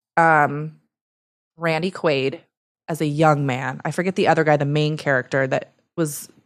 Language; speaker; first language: English; early bilingual, other home language; Italian